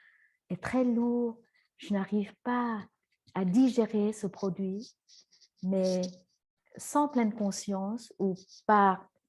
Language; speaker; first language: French; non-native, fluent; Vietnamese